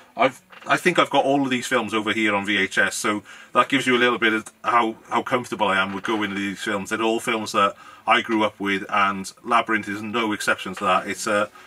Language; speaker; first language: English; native; English